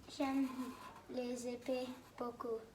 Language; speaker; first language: French; non-native, learner; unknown